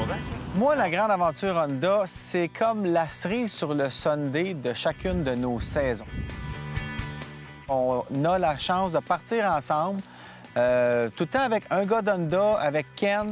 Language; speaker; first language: French; native; French